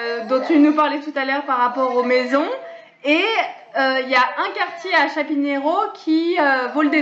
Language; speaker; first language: French; native; French